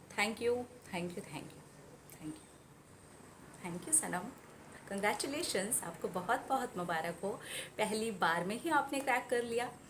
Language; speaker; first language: Hindi; native; Hindi